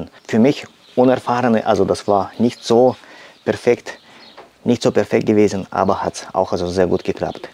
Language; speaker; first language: German; non-native, learner; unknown